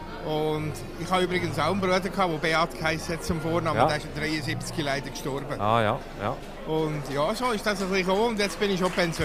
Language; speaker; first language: German; native; German